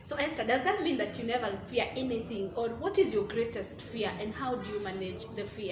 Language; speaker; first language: English; native; English